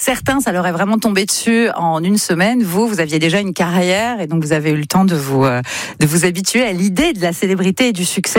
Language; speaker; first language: French; native; French